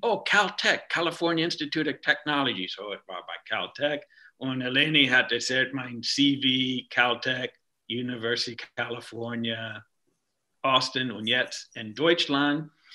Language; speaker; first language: German; non-native, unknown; English